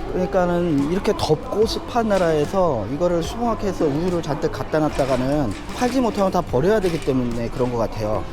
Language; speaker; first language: Korean; native; Korean